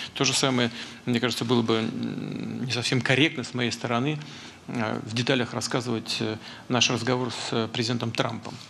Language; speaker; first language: Russian; native; Russian